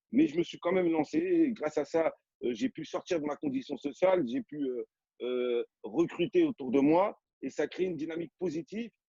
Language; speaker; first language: French; native; French